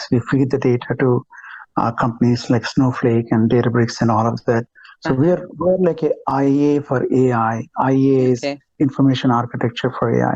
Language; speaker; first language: English; non-native, local second language; Telugu